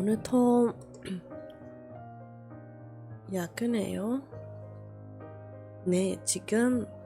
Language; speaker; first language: Korean; non-native, learner; English